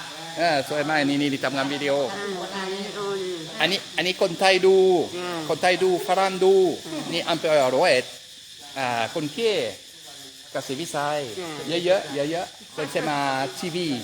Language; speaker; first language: Thai; non-native, learner; French